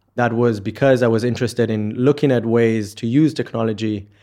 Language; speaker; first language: English; non-native, fluent; Hebrew